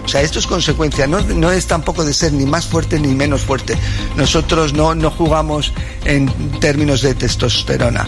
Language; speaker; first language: Spanish; native; Spanish